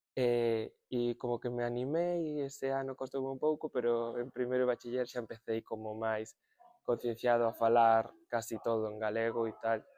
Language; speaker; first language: Galician; non-native, local second language; Spanish